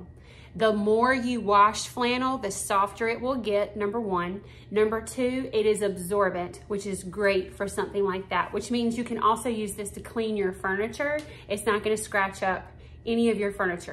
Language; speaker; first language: English; native; English